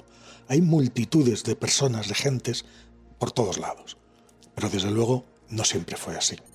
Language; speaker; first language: Spanish; native; Spanish